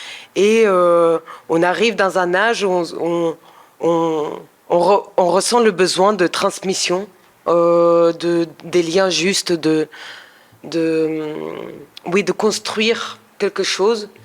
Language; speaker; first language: French; non-native, fluent; Russian